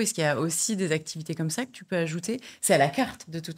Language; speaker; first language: French; native; French